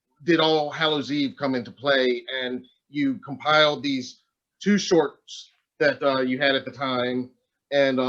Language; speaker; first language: English; native; English